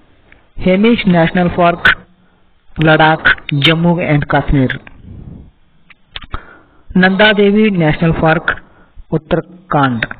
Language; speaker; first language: Kannada; native; Kannada